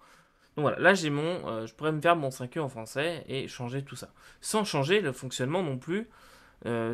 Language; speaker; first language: French; native; French